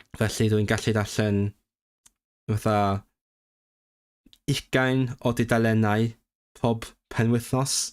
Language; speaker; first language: Welsh; non-native, learner; English